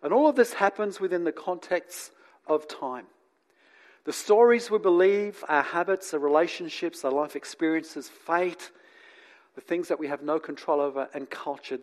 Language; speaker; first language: English; native; English